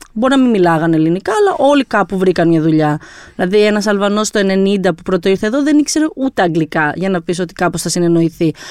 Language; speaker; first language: Greek; early bilingual, other home language; Albanian